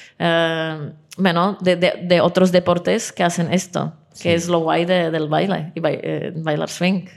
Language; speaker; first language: Spanish; non-native, fluent; Czech